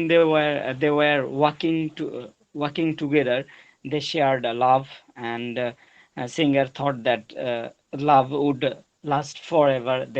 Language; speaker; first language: English; non-native, learner; Bangla